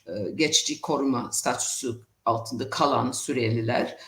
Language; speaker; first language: Turkish; non-native, fluent; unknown